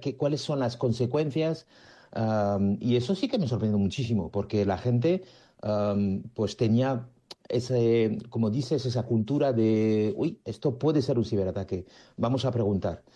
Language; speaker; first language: Spanish; native; Spanish